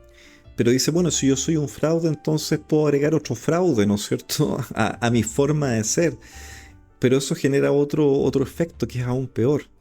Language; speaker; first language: Spanish; native; Spanish